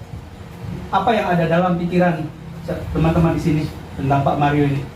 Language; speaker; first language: Indonesian; native; Indonesian